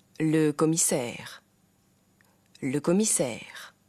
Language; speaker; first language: French; non-native, fluent; German